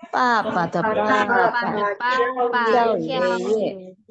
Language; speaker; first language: Chinese; non-native, learner; Indonesian